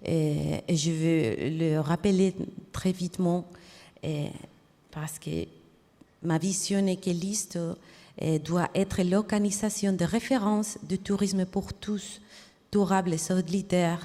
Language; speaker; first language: French; non-native, fluent; Spanish